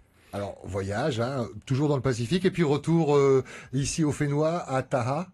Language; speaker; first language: French; native; French